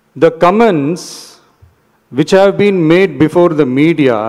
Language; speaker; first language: English; non-native, local second language; Tamil